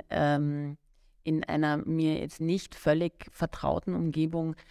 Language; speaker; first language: German; native; German